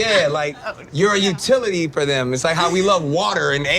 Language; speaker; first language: English; native; English